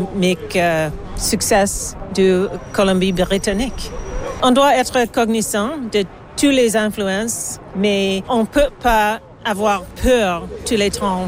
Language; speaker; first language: French; non-native, learner; English